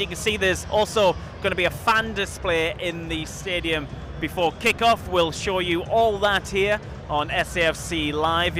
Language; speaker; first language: English; native; English